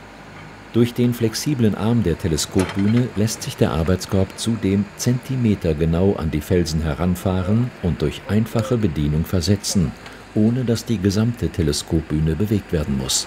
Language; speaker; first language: German; native; German